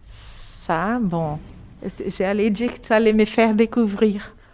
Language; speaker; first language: French; non-native, fluent; Portuguese